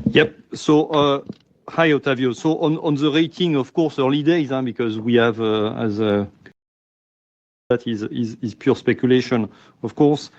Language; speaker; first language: English; non-native, fluent; French